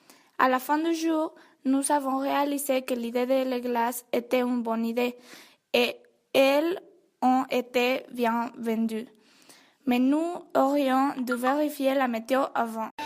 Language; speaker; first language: French; non-native, learner; Spanish